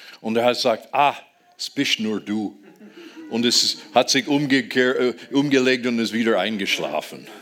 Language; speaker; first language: German; non-native, fluent; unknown